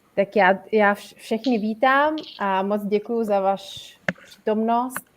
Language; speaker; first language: Czech; non-native, fluent; Italian